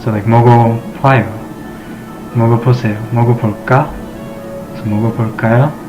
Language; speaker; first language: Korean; non-native, learner; English